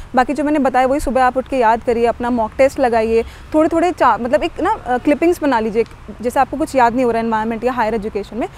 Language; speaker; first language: Hindi; native; Hindi